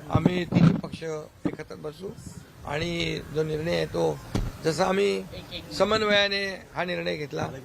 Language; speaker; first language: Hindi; non-native, local second language; Marathi